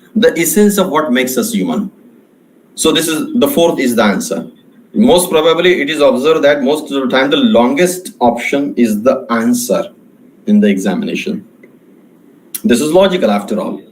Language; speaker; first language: English; non-native, local second language; Marathi